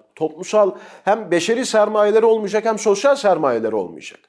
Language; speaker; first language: Turkish; native; Turkish